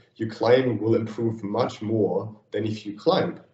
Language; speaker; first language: English; non-native, fluent; German